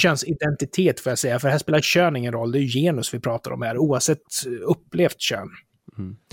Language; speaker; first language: Swedish; native; Swedish